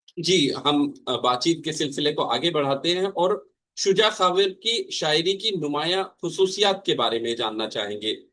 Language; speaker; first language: Urdu; native; Urdu